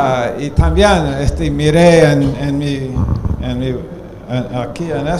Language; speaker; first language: Spanish; non-native, fluent; English